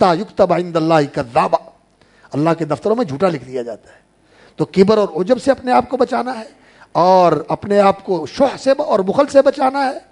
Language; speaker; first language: Urdu; non-native, local second language; Punjabi